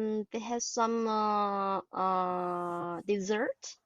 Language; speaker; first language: English; non-native, learner; Chinese